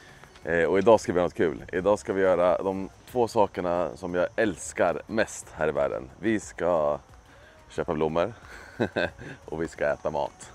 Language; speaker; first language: Swedish; native; Swedish